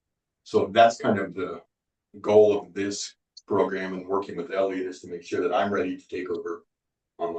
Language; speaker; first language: English; native; English